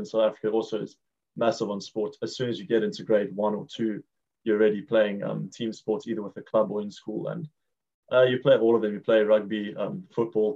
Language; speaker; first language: English; native; English